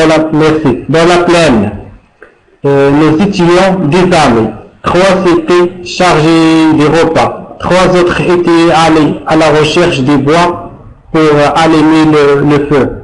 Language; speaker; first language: French; non-native, learner; Arabic